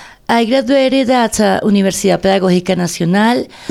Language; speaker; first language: English; non-native, fluent; Spanish